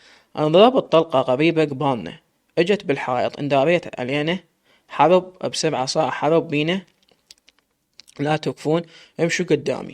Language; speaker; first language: Arabic; native; Arabic